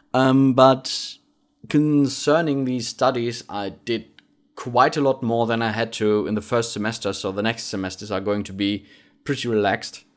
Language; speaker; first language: English; non-native, fluent; German